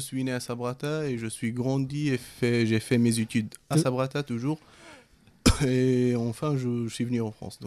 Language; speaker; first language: French; non-native, fluent; Arabic